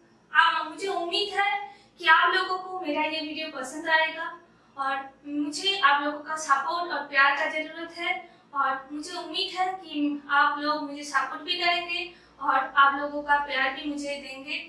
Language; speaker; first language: Hindi; non-native, local second language; Bangla